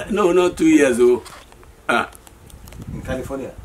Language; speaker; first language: English; non-native, local second language; Yoruba